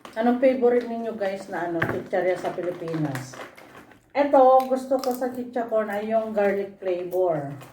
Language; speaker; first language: Filipino; non-native, local second language; Cebuano